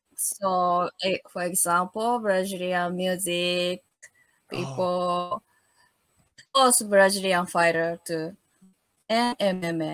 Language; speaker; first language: English; non-native, learner; Japanese